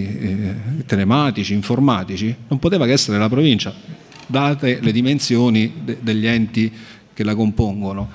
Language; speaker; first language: Italian; native; Italian